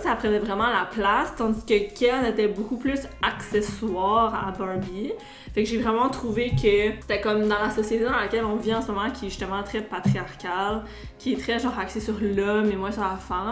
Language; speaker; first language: French; native; French